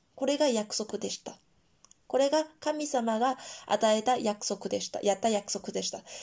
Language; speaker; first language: Japanese; non-native, fluent; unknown